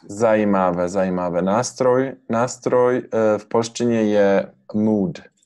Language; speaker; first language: Czech; non-native, learner; Polish